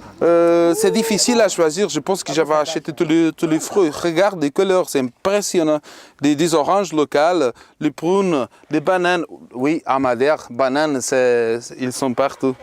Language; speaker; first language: French; non-native, fluent; Portuguese